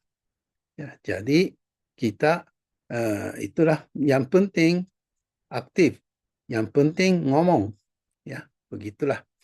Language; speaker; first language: Indonesian; non-native, fluent; Japanese